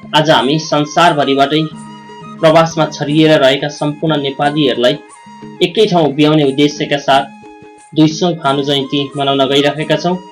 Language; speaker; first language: Nepali; native; Nepali